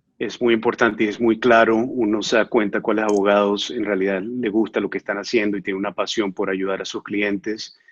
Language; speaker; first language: Spanish; native; Spanish